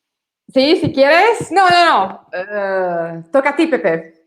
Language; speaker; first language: Spanish; non-native, learner; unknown